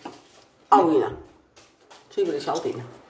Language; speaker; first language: German; non-native, local second language; Tamil